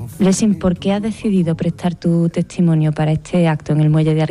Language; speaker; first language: Spanish; native; Spanish